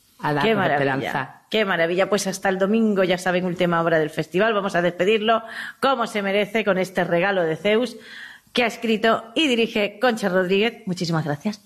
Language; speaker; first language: Spanish; native; Spanish